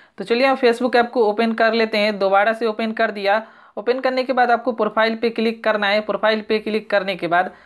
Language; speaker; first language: Hindi; native; Hindi